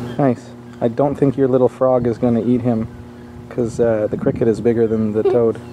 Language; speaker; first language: English; native; English